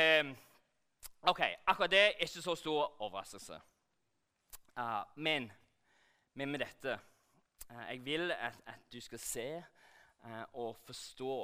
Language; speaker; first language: Norwegian; non-native, fluent; English